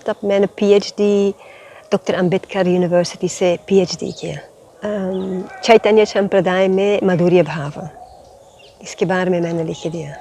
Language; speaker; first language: Hindi; non-native, fluent; Dutch